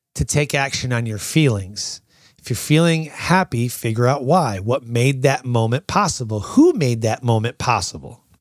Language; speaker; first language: English; native; English